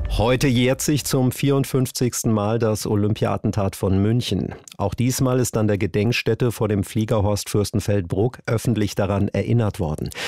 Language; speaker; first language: German; native; German